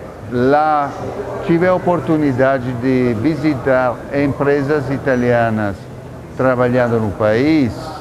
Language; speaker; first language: Portuguese; non-native, fluent; Italian